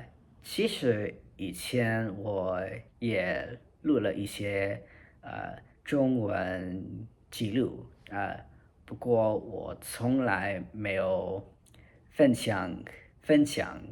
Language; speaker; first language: Chinese; non-native, learner; English